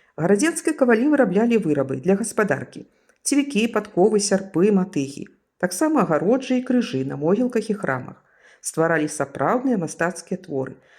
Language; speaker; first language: Belarusian; native; Belarusian